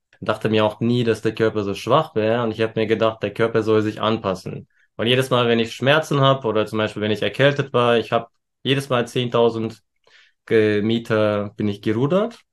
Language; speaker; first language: German; early bilingual, other home language; Turkish